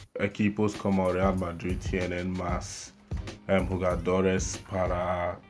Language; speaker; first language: Spanish; non-native, learner; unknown